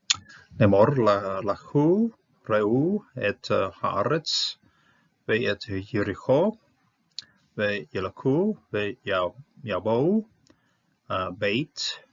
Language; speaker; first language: Hebrew; non-native, fluent; English